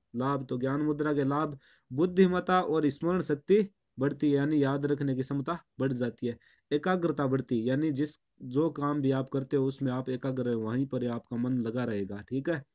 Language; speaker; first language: Hindi; native; Hindi